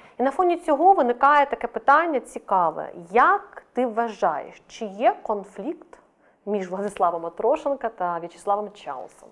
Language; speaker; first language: Ukrainian; native; Ukrainian